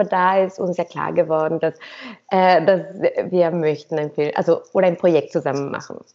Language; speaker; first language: German; non-native, fluent; Spanish